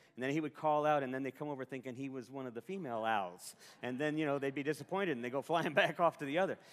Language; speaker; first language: English; native; English